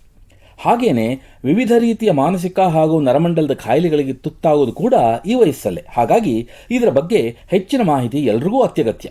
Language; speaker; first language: Kannada; native; Kannada